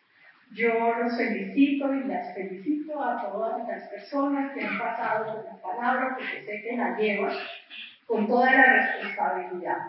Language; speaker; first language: Spanish; native; Spanish